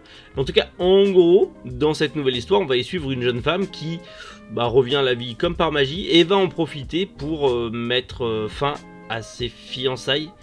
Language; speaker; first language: French; native; French